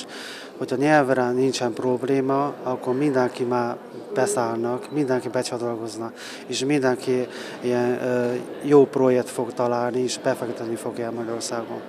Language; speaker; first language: Hungarian; non-native, learner; Chinese